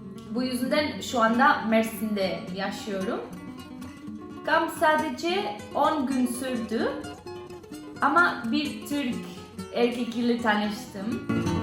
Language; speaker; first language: Turkish; non-native, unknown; Catalan